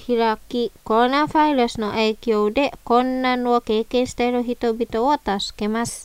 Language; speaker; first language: Japanese; non-native, fluent; Indonesian